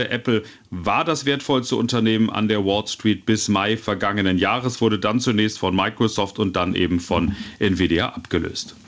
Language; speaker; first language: German; native; German